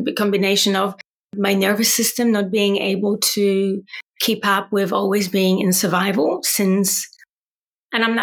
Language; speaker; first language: English; non-native, fluent; Polish